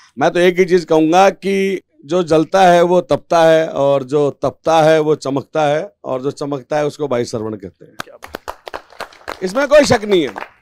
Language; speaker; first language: Hindi; native; Hindi